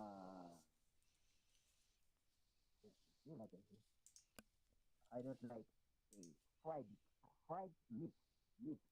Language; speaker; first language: English; non-native, learner; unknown